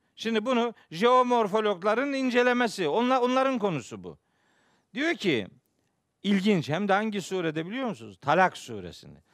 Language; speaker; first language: Turkish; native; Turkish